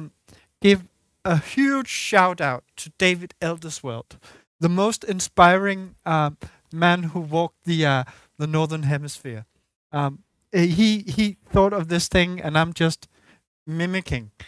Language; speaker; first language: English; non-native, fluent; Danish